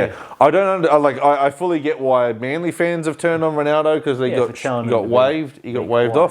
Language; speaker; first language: English; native; English